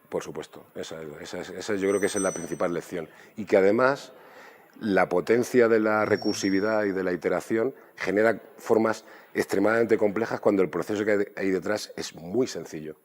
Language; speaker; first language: Spanish; native; Spanish